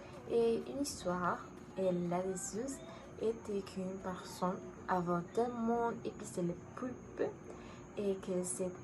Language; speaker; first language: French; non-native, learner; Spanish